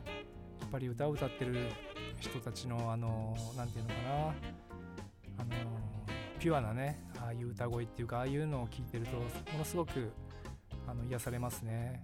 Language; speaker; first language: Japanese; native; Japanese